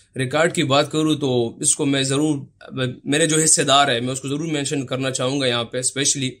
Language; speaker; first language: Urdu; non-native, local second language; Pashto